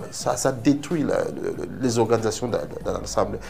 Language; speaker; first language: French; non-native, local second language; Lingala